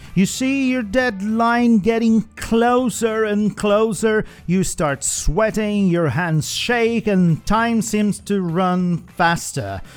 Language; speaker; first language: English; non-native, fluent; Portuguese